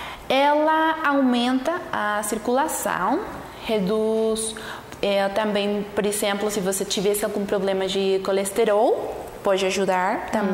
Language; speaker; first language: Portuguese; non-native, learner; Spanish